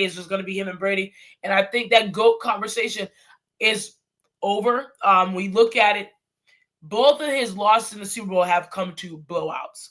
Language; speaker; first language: English; native; English